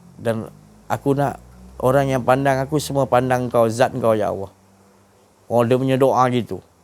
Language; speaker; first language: Malay; native; Malay